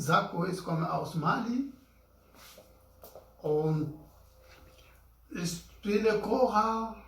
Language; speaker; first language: German; non-native, learner; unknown